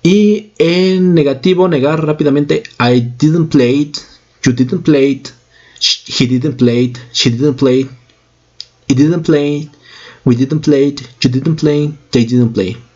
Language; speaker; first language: English; non-native, fluent; Spanish